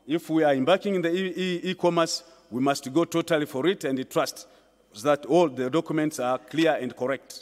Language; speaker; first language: English; non-native, local second language; Swahili